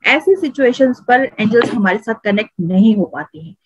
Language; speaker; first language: Hindi; native; Hindi